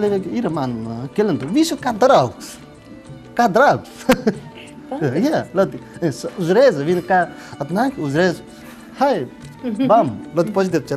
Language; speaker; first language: Latvian; non-native, learner; Nepali